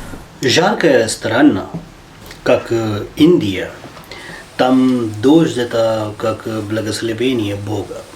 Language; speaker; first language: Russian; non-native, learner; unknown